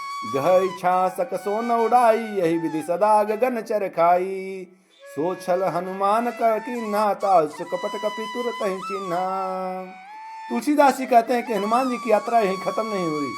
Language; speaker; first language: Hindi; native; Hindi